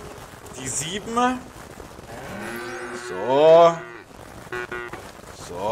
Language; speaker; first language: German; native; German